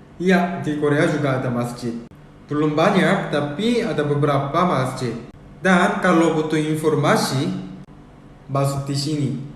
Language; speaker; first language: Indonesian; early bilingual, other home language; Korean